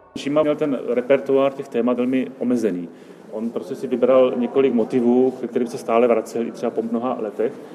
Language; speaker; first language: Czech; native; Czech